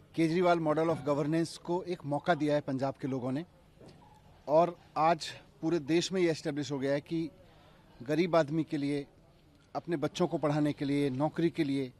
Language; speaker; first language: Hindi; native; Hindi